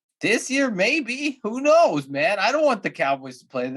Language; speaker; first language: English; native; English